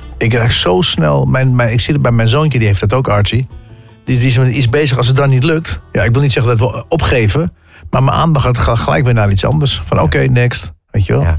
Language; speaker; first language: Dutch; early bilingual, other home language; English